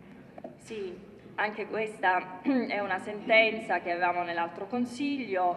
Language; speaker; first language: Italian; native; Italian